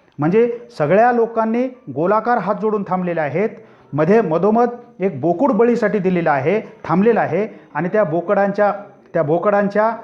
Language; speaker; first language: Marathi; non-native, local second language; Lambadi